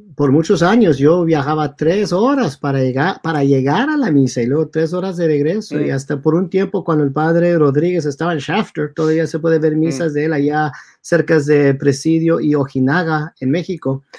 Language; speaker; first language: Spanish; early bilingual, heritage; Spanish